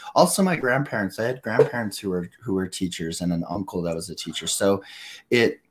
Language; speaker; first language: English; native; English